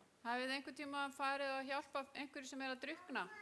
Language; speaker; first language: Icelandic; non-native, fluent; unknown